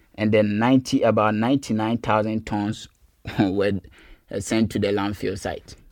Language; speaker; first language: English; non-native, local second language; Akan